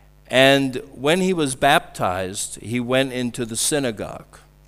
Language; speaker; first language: English; native; English